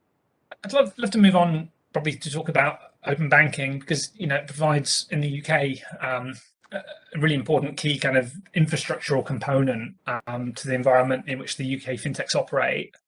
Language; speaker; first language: English; native; English